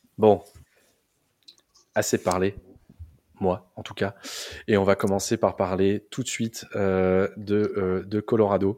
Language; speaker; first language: French; native; French